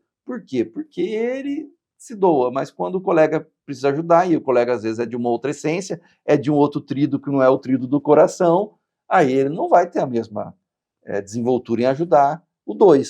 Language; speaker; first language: Portuguese; native; Portuguese